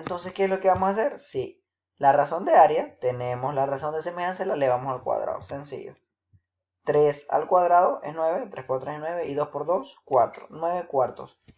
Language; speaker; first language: Spanish; native; Spanish